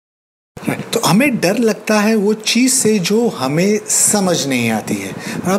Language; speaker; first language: Hindi; native; Hindi